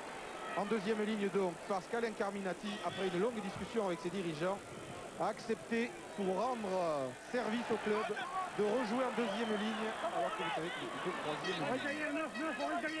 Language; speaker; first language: French; native; French